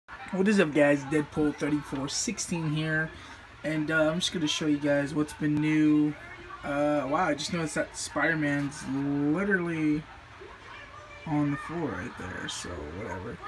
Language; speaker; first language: English; native; English